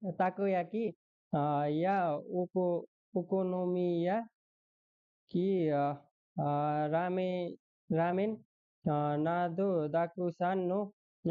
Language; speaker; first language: Japanese; non-native, learner; Nepali